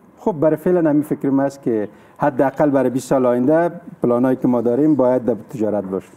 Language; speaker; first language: Persian; native; Persian